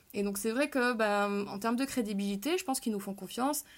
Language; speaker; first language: French; native; French